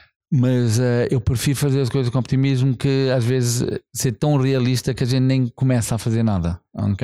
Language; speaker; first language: Portuguese; non-native, fluent; English